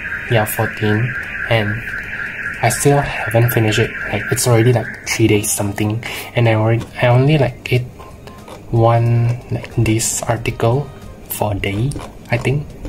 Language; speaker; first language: English; non-native, local second language; Chinese